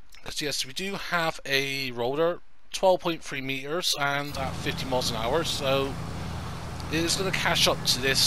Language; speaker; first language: English; native; English